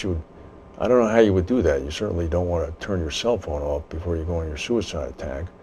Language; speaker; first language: English; native; English